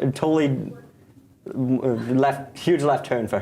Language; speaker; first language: English; native; English